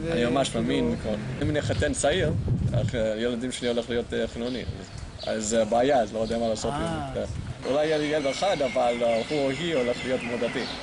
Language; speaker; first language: Hebrew; non-native, learner; English